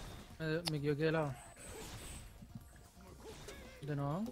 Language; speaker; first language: Spanish; native; Spanish